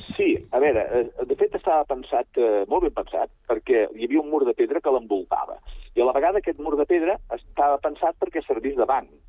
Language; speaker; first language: Catalan; native; Catalan